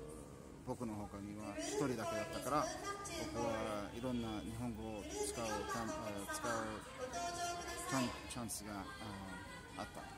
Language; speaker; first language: Japanese; non-native, learner; English